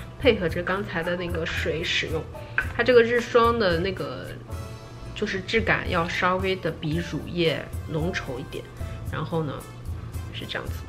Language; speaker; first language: Chinese; native; Chinese